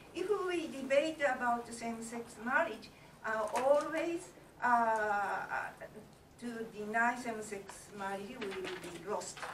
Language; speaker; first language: English; non-native, learner; Japanese